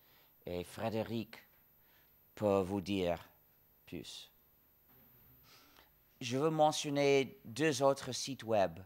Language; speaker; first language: French; non-native, fluent; English